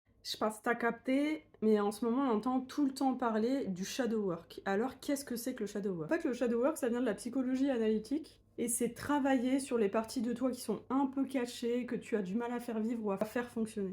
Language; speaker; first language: French; native; French